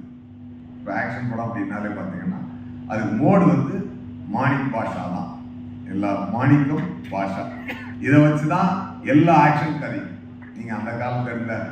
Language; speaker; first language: Tamil; native; Tamil